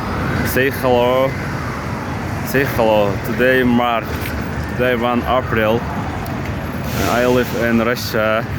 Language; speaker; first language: English; non-native, learner; Kyrgyz